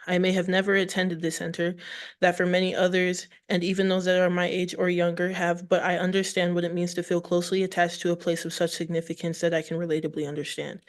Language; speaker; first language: English; native; English